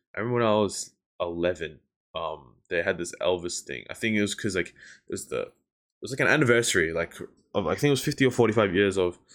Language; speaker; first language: English; native; English